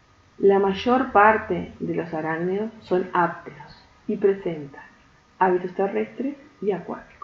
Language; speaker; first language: Spanish; native; Spanish